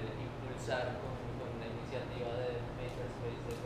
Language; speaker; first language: Spanish; native; Spanish